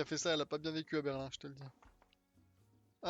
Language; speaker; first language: French; native; French